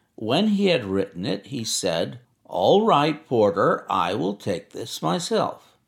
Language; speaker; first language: English; native; English